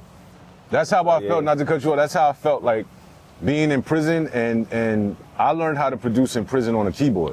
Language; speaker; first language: English; native; English